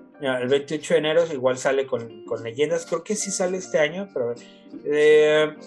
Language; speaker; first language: Spanish; native; Spanish